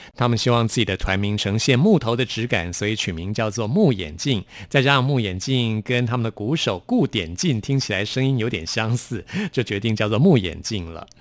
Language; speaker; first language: Chinese; native; Chinese